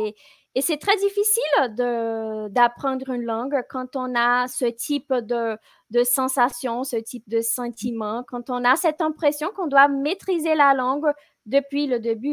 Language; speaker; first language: French; non-native, fluent; Portuguese